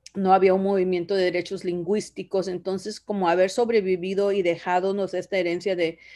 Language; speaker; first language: Spanish; early bilingual, other home language; Zapotec